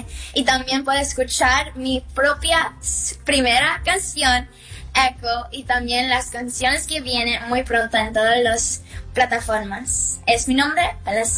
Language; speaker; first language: Spanish; early bilingual, heritage; Spanish